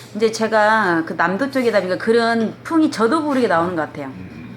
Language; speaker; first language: Korean; native; Korean